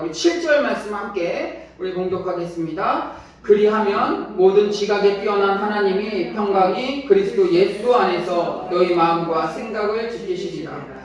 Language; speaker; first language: Korean; native; Korean